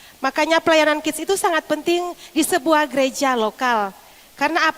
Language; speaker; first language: Indonesian; native; Indonesian